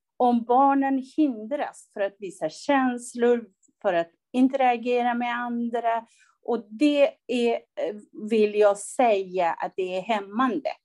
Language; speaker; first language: Swedish; non-native, fluent; Persian